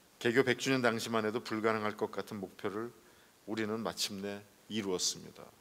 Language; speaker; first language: Korean; native; Korean